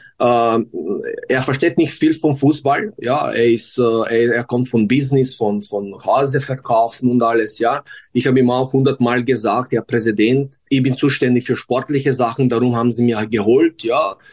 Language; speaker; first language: German; non-native, learner; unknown